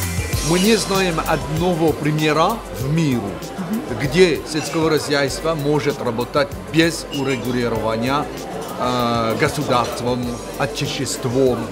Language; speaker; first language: Russian; non-native, fluent; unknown